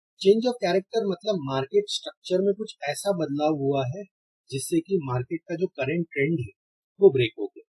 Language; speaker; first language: Hindi; native; Hindi